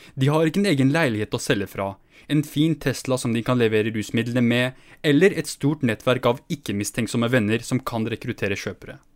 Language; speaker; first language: Norwegian; early bilingual, other home language; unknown